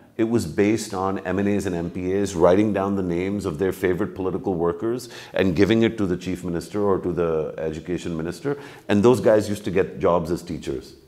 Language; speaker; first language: English; early bilingual, other home language; Urdu